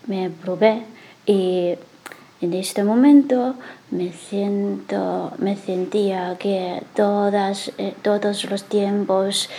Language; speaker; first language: Spanish; non-native, learner; Chinese